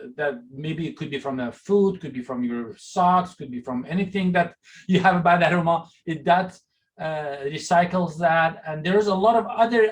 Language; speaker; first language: English; non-native, fluent; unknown